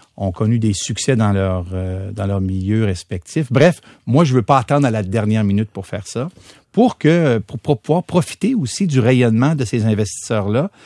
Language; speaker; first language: French; native; French